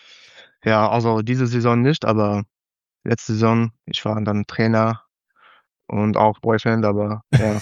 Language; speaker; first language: German; non-native, learner; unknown